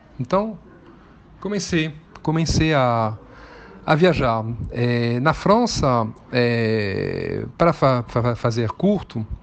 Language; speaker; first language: Portuguese; non-native, fluent; French